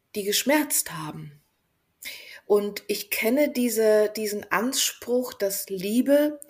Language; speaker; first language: German; non-native, fluent; Bulgarian